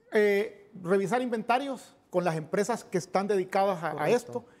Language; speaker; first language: Spanish; native; Spanish